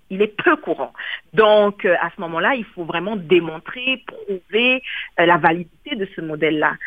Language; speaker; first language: French; non-native, local second language; Kongo